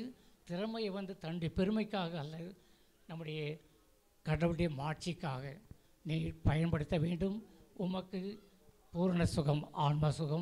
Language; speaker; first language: Tamil; native; Tamil